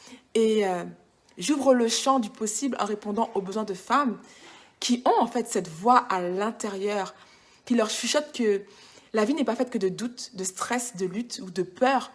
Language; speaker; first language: French; native; French